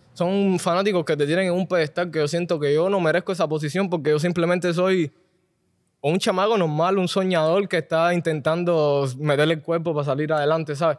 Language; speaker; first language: Spanish; native; Spanish